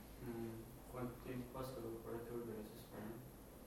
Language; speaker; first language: Spanish; non-native, fluent; English